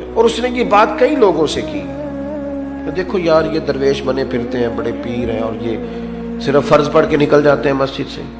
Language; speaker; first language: Urdu; non-native, local second language; Punjabi